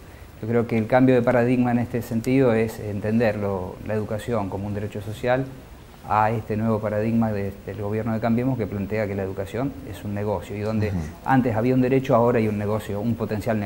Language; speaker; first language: Spanish; native; Spanish